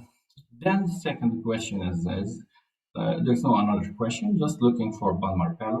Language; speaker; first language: English; non-native, fluent; Arabic